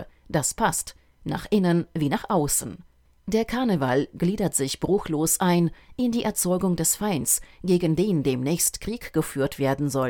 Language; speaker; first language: German; native; German